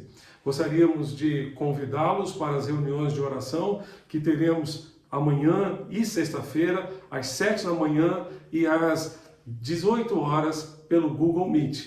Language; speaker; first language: Portuguese; native; Portuguese